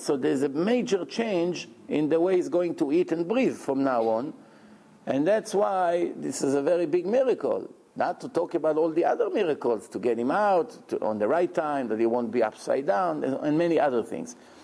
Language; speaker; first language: English; non-native, fluent; Hebrew